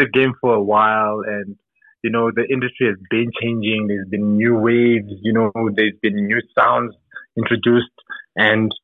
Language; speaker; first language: English; non-native, local second language; Tsonga